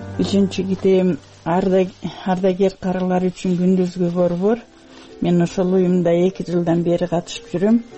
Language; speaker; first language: Kyrgyz; non-native, local second language; Russian